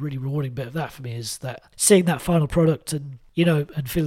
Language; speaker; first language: English; native; English